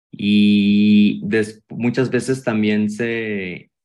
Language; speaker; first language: Spanish; native; Spanish